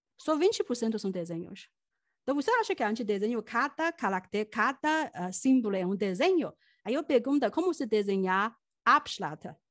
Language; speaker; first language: Portuguese; non-native, fluent; Chinese